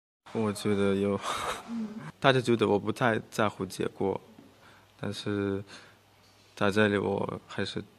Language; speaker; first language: Chinese; non-native, fluent; Russian